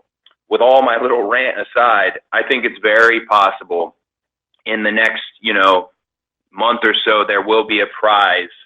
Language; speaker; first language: English; native; English